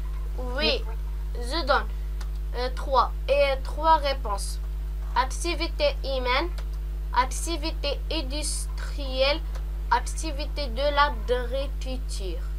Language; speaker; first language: French; non-native, local second language; Arabic